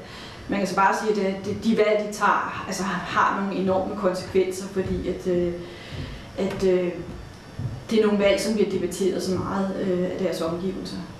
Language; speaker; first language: Danish; native; Danish